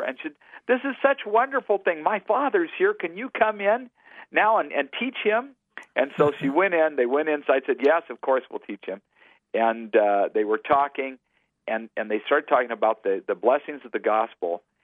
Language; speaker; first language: English; native; English